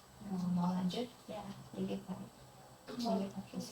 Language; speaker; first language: Indonesian; non-native, fluent; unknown